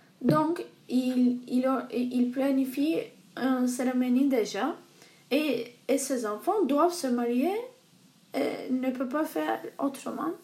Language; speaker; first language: French; non-native, learner; Turkish